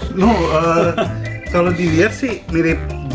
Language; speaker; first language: Indonesian; native; Indonesian